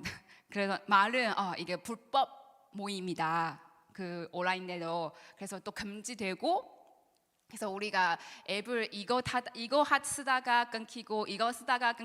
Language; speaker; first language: Korean; non-native, learner; Chinese